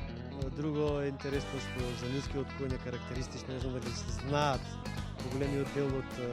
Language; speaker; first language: Macedonian; native; Macedonian